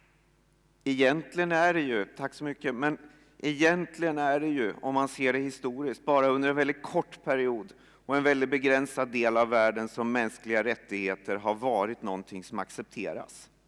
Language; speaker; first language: Swedish; native; Swedish